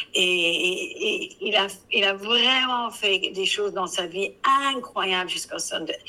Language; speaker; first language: French; non-native, fluent; English